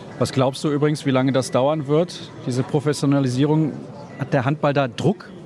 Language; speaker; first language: German; native; German